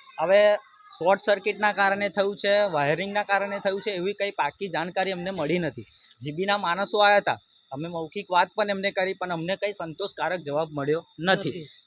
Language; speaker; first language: Gujarati; native; Gujarati